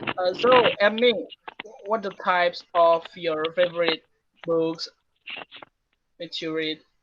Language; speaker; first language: English; non-native, learner; Indonesian